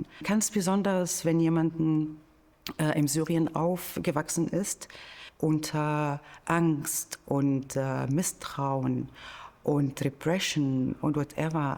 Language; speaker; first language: German; non-native, fluent; Arabic